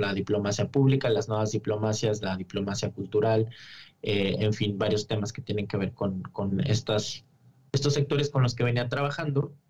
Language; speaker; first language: Spanish; native; Spanish